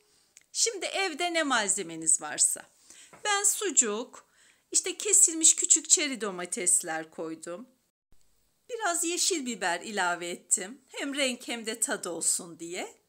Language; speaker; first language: Turkish; native; Turkish